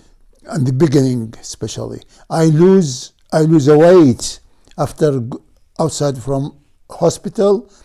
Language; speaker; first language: English; non-native, fluent; Arabic